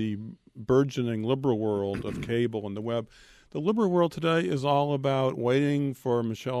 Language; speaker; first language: English; native; English